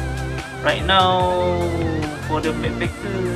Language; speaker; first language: English; non-native, learner; Malay